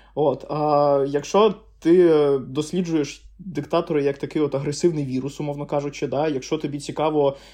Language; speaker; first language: Ukrainian; non-native, local second language; Russian